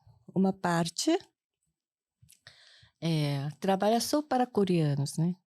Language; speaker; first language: Portuguese; non-native, fluent; Korean